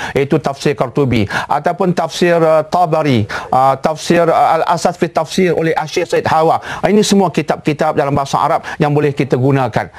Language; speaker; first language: Malay; native; Malay